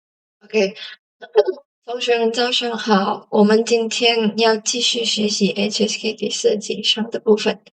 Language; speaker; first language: Chinese; non-native, fluent; Indonesian